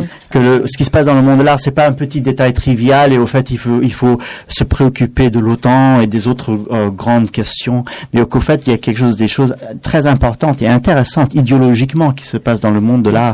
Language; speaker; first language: French; non-native, fluent; German